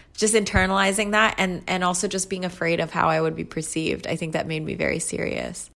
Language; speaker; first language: English; early bilingual, other home language; Urdu